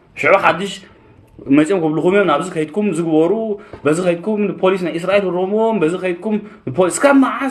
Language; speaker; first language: Tigrinya; early bilingual, heritage; Tigrinya